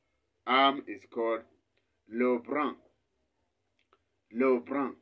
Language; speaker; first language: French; non-native, fluent; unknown